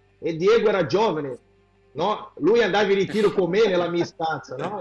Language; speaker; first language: Italian; non-native, fluent; Portuguese